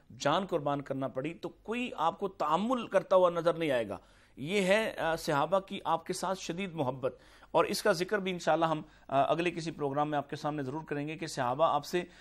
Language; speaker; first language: Urdu; native; Urdu